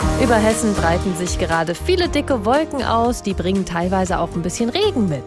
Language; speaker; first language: German; native; German